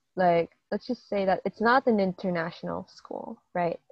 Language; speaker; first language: English; native; English